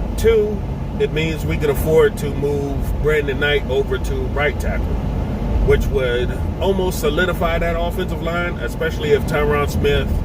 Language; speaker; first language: English; native; English